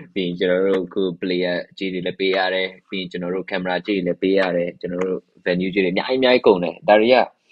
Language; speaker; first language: Burmese; non-native, local second language; Hakha Chin